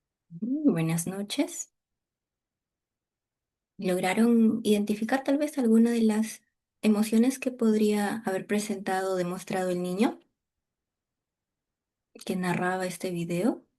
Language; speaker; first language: Spanish; native; Spanish